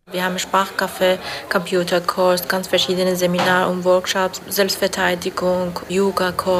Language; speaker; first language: German; non-native, learner; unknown